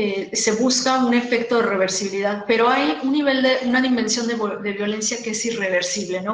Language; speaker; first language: Spanish; native; Spanish